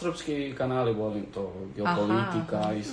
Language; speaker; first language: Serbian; early bilingual, heritage; Spanish